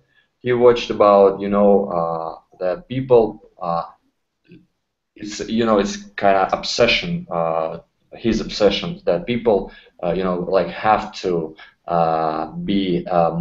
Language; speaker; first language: English; non-native, learner; Russian